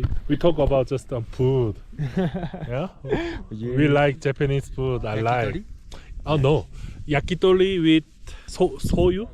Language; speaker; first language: English; non-native, learner; Korean